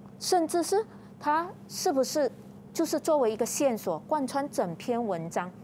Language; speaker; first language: Chinese; native; Chinese